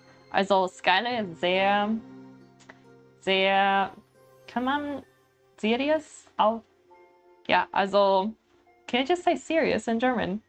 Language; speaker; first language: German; non-native, learner; English